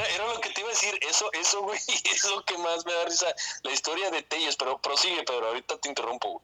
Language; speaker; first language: Spanish; native; Spanish